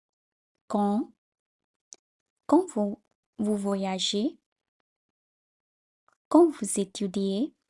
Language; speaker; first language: French; non-native, fluent; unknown